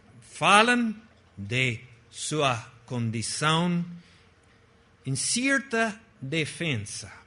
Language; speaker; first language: Portuguese; non-native, fluent; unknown